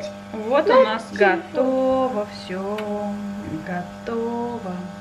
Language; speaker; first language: Russian; non-native, local second language; Azerbaijani